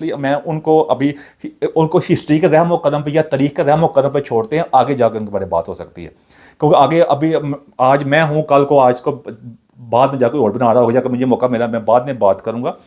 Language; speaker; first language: Urdu; non-native, local second language; Punjabi